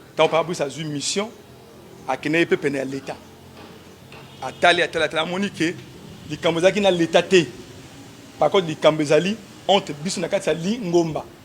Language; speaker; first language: Lingala; native; Lingala